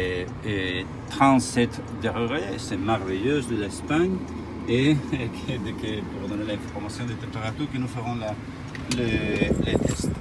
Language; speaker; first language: French; non-native, learner; Spanish